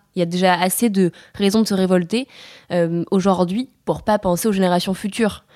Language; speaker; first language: French; native; French